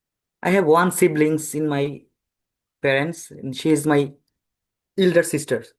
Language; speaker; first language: English; non-native, learner; Bangla